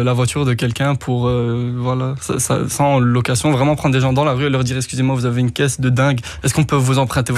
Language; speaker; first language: French; native; French